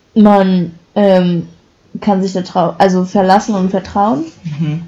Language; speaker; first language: German; native; German